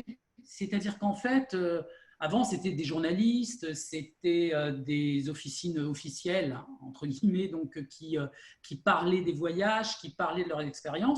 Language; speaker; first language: French; native; French